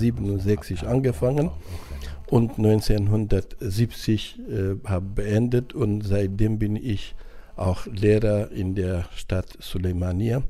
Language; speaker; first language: German; non-native, fluent; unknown